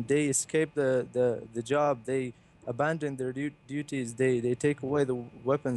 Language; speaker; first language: English; non-native, fluent; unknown